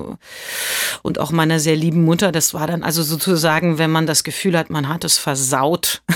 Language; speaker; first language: German; early bilingual, heritage; German